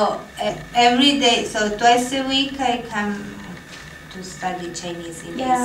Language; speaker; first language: English; non-native, fluent; Italian